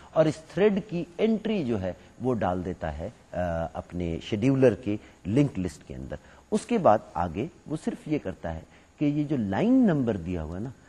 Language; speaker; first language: Urdu; native; Urdu